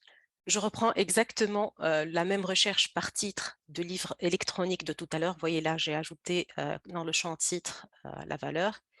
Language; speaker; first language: French; native; French